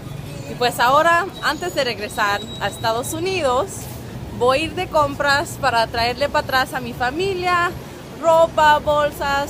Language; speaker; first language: Spanish; early bilingual, other home language; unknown